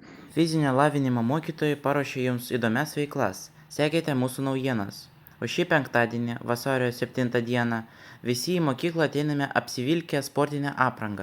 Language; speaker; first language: Lithuanian; non-native, local second language; Russian